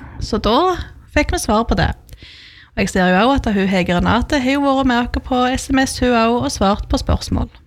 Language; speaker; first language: Norwegian; native; Norwegian